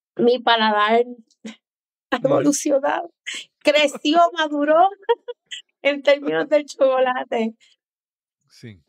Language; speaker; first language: Spanish; native; Spanish